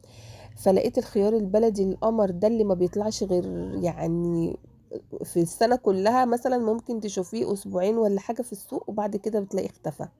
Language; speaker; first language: Arabic; native; Arabic